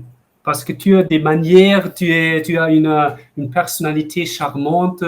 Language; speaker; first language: French; early bilingual, heritage; English